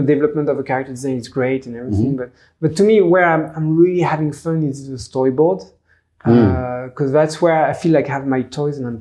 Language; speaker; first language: English; non-native, fluent; French